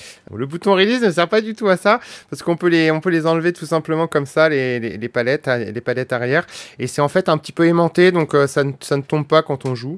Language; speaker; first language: French; native; French